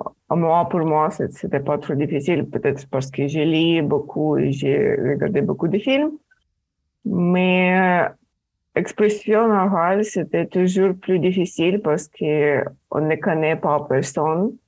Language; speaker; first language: French; non-native, fluent; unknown